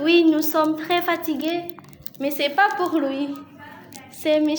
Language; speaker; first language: French; non-native, learner; Indonesian